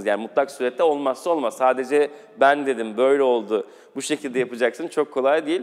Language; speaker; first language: Turkish; native; Turkish